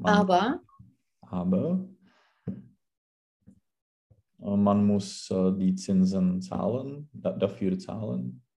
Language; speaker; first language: German; non-native, learner; Czech